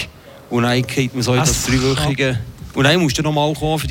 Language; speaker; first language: German; native; German